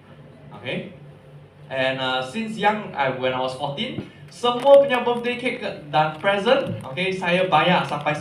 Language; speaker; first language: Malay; non-native, local second language; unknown